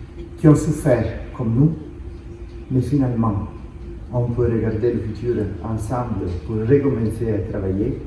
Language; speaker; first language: French; non-native, fluent; Italian